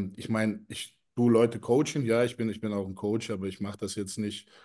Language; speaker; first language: German; early bilingual, other home language; Russian